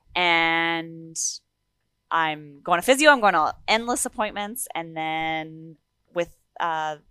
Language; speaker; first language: English; native; English